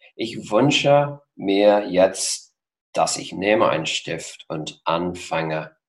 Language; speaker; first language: German; non-native, fluent; English